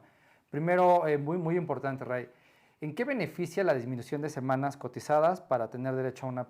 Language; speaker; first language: Spanish; native; Spanish